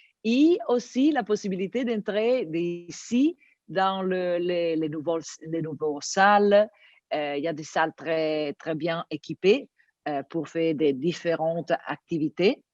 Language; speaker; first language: French; non-native, learner; Italian